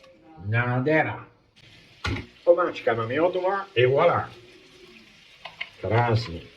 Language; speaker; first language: Czech; non-native, learner; Italian